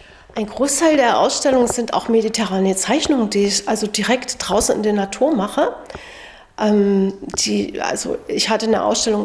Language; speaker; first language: German; native; German